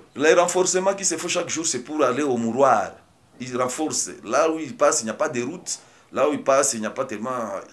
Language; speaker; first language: French; non-native, local second language; Swahili